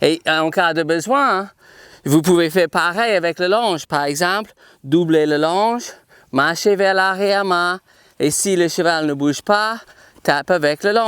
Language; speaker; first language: French; non-native, fluent; English